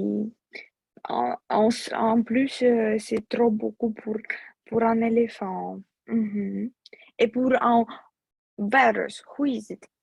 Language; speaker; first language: French; non-native, fluent; Russian